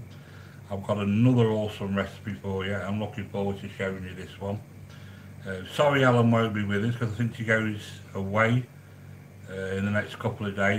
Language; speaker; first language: English; native; English